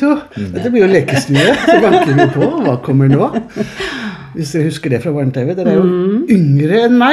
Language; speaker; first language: Norwegian; native; Norwegian